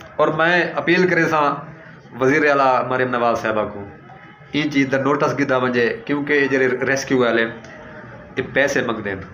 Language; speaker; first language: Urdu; non-native, local second language; Saraiki